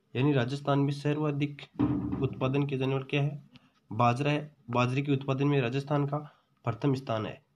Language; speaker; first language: Hindi; native; Hindi